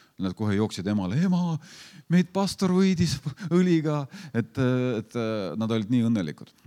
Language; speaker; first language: Estonian; non-native, fluent; Lithuanian